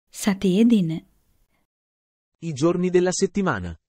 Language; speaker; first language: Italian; non-native, fluent; Sinhala